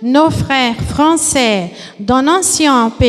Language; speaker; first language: French; non-native, fluent; Portuguese